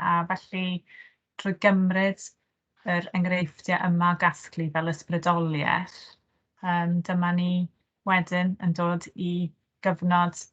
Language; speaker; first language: Welsh; native; Welsh